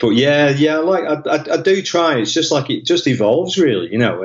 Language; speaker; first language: English; native; English